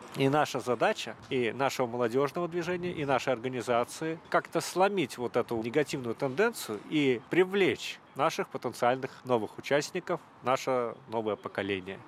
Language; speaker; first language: Russian; native; Russian